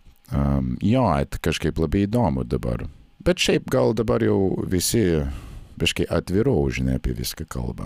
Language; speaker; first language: Lithuanian; non-native, fluent; English